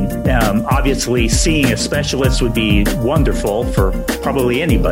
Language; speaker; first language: English; native; English